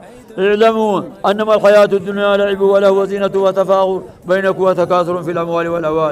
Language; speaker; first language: Arabic; non-native, fluent; Oromo